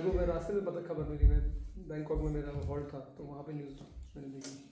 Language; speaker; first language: Hindi; native; Hindi